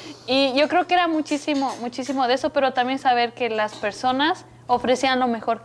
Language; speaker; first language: Spanish; native; Spanish